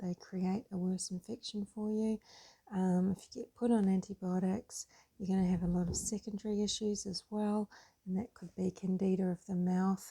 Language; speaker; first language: English; native; English